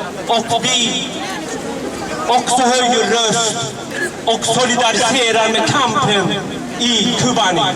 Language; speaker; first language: Swedish; non-native, fluent; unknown